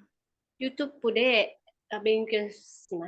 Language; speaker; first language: Japanese; non-native, learner; Indonesian